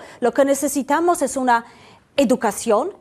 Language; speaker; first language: Spanish; non-native, fluent; Polish